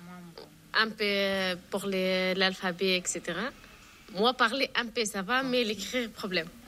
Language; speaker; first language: French; non-native, learner; Arabic